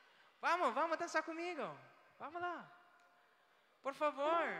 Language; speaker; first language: Portuguese; non-native, learner; Filipino